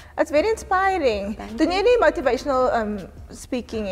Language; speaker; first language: English; non-native, local second language; Afrikaans